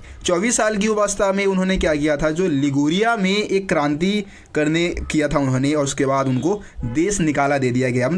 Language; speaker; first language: Hindi; native; Hindi